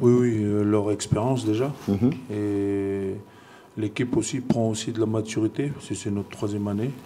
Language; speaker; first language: French; non-native, fluent; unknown